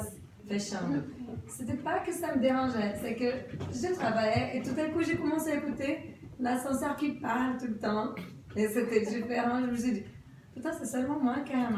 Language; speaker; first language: French; non-native, fluent; Portuguese